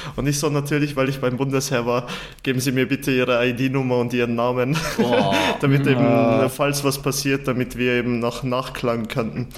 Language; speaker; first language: German; early bilingual, other home language; Turkish